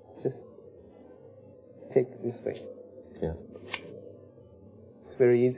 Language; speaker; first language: English; non-native, learner; Japanese